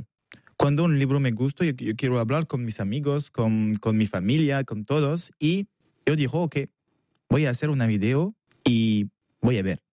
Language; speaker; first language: Spanish; non-native, learner; French